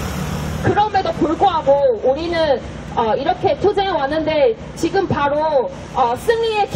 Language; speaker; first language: Korean; non-native, fluent; Chinese